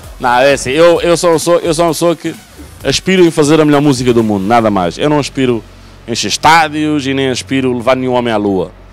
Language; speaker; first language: Portuguese; native; Portuguese